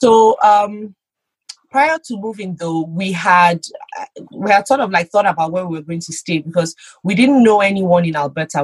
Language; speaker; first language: English; non-native, local second language; Yoruba